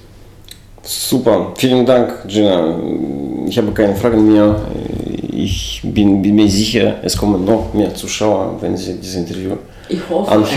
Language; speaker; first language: German; non-native, fluent; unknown